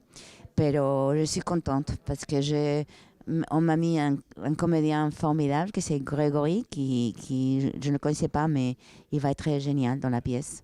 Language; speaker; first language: French; non-native, fluent; Spanish